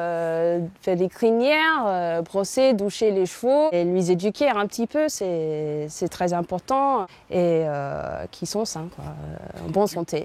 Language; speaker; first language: French; non-native, fluent; English